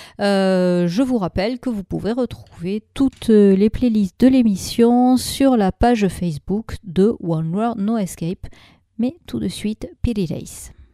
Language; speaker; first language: French; native; French